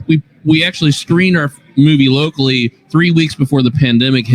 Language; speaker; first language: English; native; English